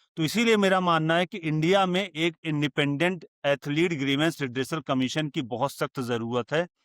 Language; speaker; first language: Hindi; native; Hindi